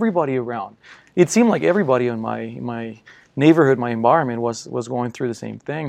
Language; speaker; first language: English; non-native, fluent; Spanish